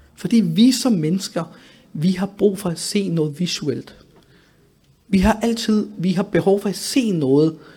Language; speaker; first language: Danish; early bilingual, other home language; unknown